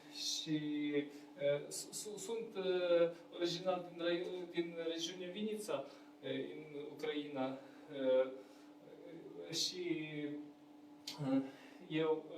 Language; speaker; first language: Romanian; non-native, learner; Ukrainian